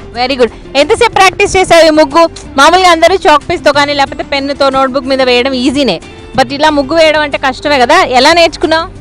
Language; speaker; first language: Telugu; native; Telugu